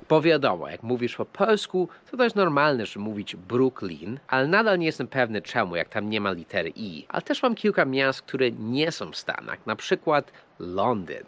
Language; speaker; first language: Polish; non-native, fluent; English